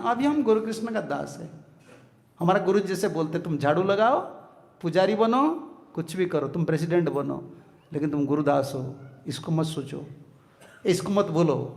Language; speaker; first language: Hindi; non-native, local second language; Bangla